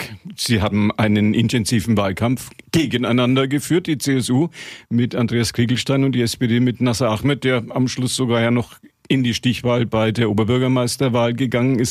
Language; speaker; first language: German; native; German